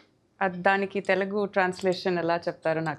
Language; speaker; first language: Telugu; non-native, fluent; Tamil